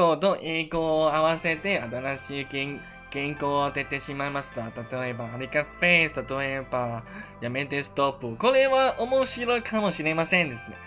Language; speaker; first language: Japanese; non-native, learner; Cantonese